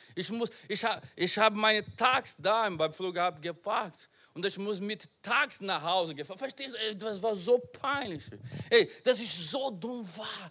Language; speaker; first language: German; non-native, learner; Portuguese